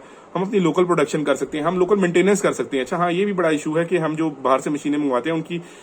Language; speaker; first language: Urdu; non-native, local second language; Punjabi